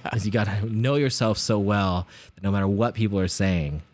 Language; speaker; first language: English; native; English